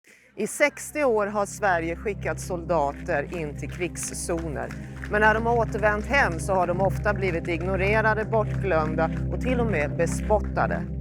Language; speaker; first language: Swedish; native; Swedish